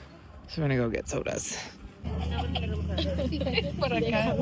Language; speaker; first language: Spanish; non-native, learner; English